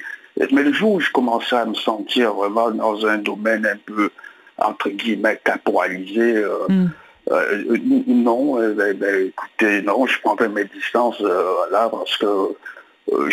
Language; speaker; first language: French; native; French